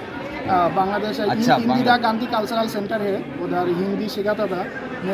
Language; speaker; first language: Hindi; non-native, learner; Bangla